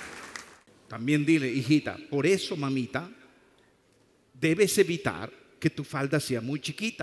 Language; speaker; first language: Spanish; native; Spanish